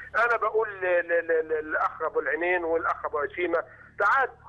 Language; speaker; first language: Egyptian Arabic; native; Egyptian Arabic